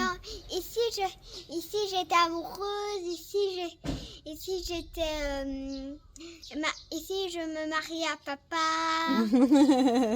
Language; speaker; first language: French; early bilingual, heritage; French